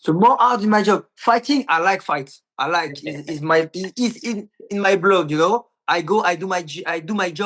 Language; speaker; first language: English; non-native, learner; French